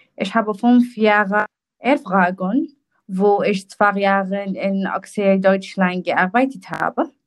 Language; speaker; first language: German; non-native, learner; Arabic